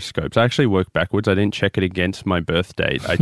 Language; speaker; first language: English; native; English